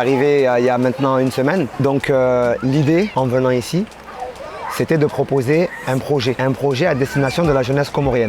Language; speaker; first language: French; native; French